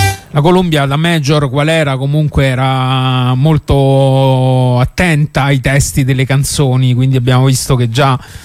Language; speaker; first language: Italian; native; Italian